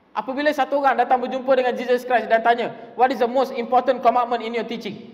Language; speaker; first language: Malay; non-native, local second language; Tamil